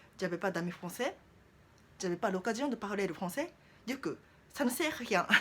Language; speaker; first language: French; non-native, learner; Japanese